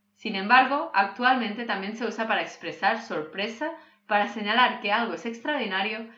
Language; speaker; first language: Spanish; non-native, local second language; Catalan